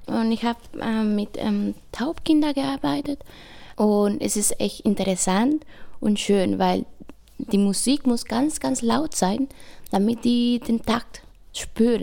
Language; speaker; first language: German; non-native, fluent; Spanish